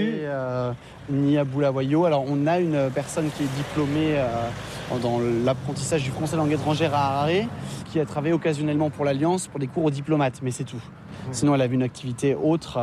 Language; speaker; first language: French; native; French